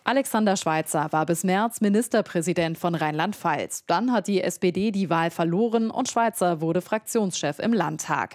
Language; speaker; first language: German; native; German